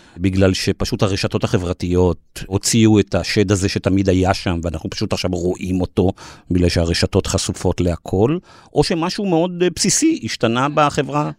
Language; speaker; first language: Hebrew; native; Hebrew